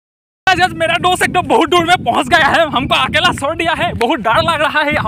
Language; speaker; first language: Hindi; non-native, local second language; Assamese